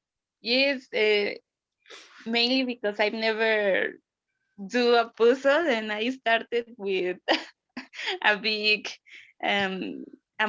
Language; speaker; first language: English; non-native, learner; Spanish